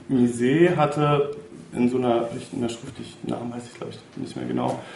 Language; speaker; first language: German; native; German